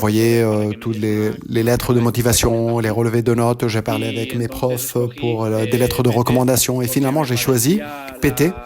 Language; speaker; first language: French; non-native, fluent; Spanish